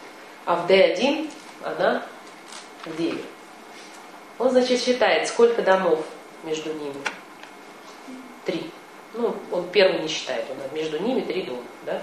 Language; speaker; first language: Russian; native; Russian